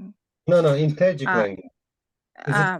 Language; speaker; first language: English; non-native, fluent; Uzbek